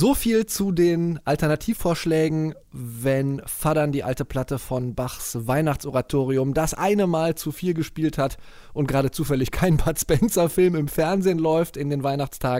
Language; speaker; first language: German; native; German